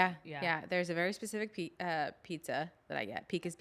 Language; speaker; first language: English; native; English